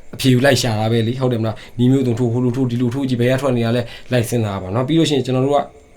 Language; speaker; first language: Burmese; native; Burmese